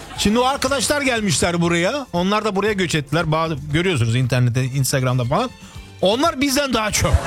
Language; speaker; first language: Turkish; early bilingual, heritage; Turkish